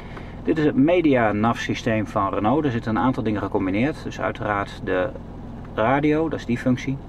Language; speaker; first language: Dutch; native; Dutch